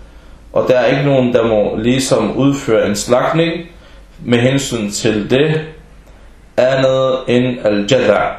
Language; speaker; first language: Danish; early bilingual, other home language; Arabic